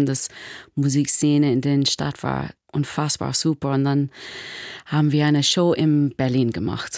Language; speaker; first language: German; non-native, learner; English